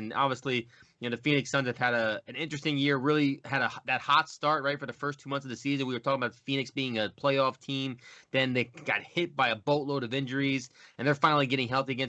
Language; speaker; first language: English; native; English